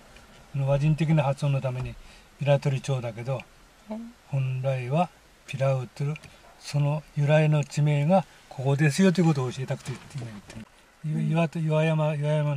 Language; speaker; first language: Japanese; native; Japanese